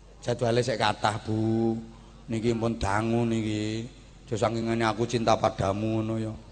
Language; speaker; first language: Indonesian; non-native, local second language; Javanese